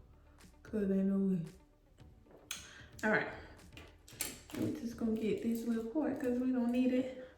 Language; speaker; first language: English; native; English